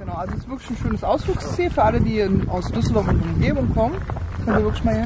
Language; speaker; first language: German; native; German